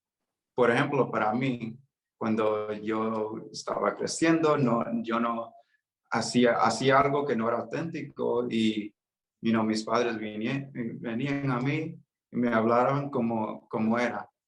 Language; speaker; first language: Spanish; early bilingual, heritage; Spanish